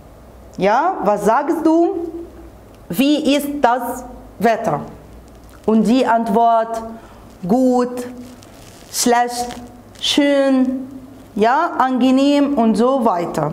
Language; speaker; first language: German; non-native, fluent; Arabic